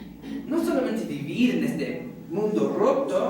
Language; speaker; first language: Spanish; non-native, fluent; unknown